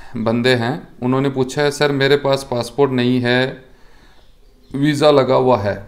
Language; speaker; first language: Hindi; native; Hindi